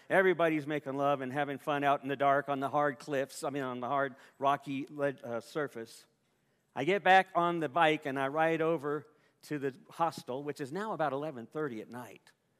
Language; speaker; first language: English; native; English